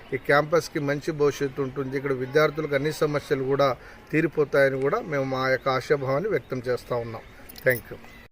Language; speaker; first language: Telugu; non-native, local second language; Lambadi